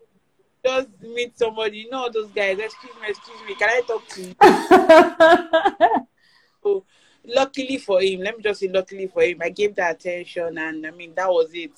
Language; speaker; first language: English; non-native, local second language; Yoruba